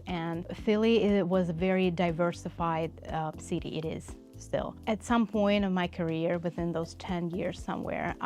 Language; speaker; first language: English; non-native, fluent; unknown